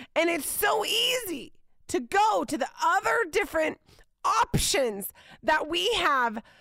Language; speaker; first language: English; native; English